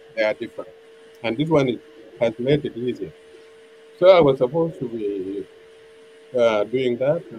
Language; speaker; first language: English; non-native, fluent; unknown